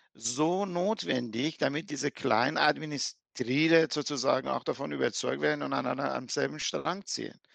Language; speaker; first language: German; non-native, fluent; Persian